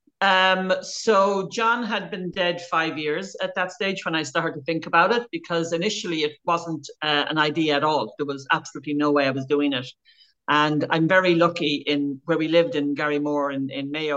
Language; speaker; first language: English; native; English